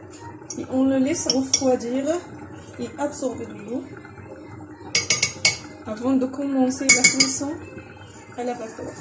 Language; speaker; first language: French; non-native, local second language; Arabic